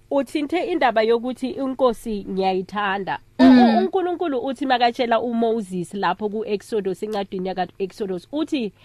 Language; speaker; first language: Zulu; native; Zulu